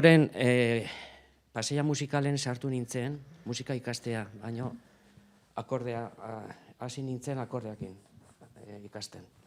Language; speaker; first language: Basque; non-native, local second language; Spanish